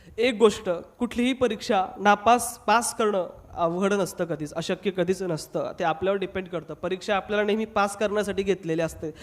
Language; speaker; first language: Marathi; non-native, local second language; Hindi